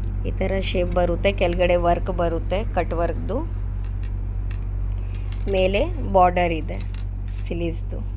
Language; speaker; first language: Kannada; non-native, local second language; Urdu